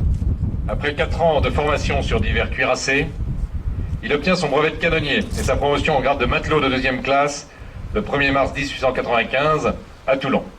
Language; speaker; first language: French; native; French